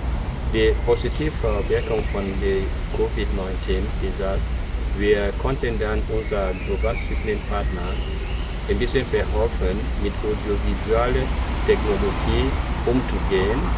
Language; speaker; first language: German; non-native, fluent; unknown